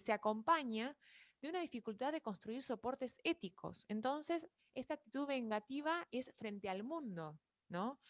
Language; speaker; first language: Spanish; native; Spanish